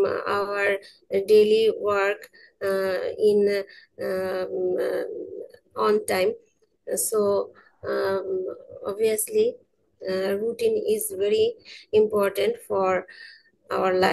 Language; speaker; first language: English; non-native, learner; Bangla